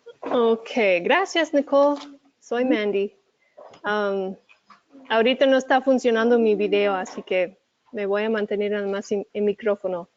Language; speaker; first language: Spanish; early bilingual, heritage; Spanish